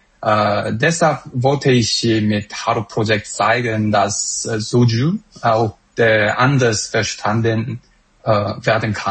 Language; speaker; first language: German; non-native, fluent; Korean